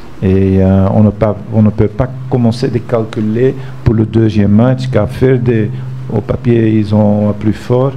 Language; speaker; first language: French; non-native, fluent; Dutch